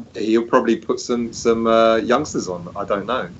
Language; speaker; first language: English; native; English